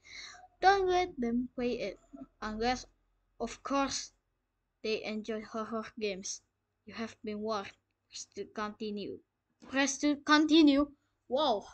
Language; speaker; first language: English; non-native, learner; Indonesian